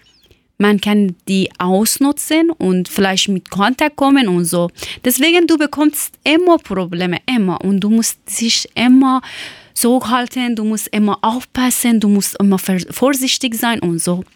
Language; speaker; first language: German; non-native, learner; Persian